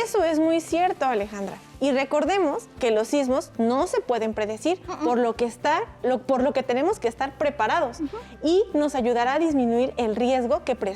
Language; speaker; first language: Spanish; native; Spanish